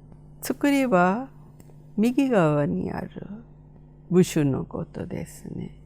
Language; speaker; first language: Japanese; non-native, fluent; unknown